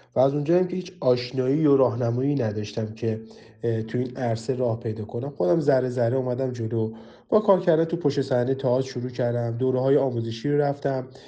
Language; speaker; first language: Persian; native; Persian